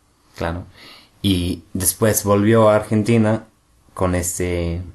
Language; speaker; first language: Spanish; non-native, fluent; English